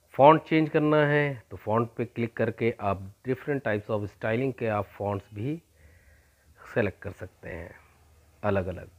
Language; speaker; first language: Hindi; native; Hindi